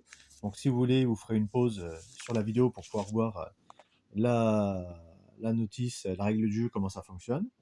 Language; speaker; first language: French; native; French